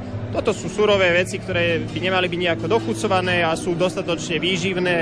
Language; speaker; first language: Slovak; native; Slovak